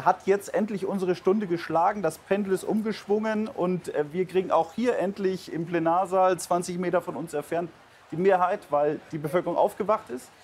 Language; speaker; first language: German; native; German